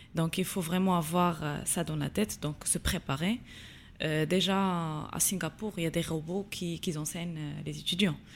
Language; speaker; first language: French; non-native, local second language; Tachelhit